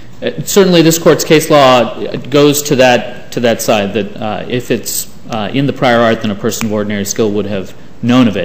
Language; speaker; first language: English; native; English